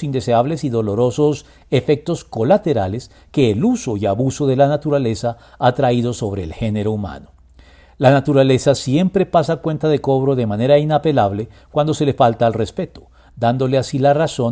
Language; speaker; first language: Spanish; native; Spanish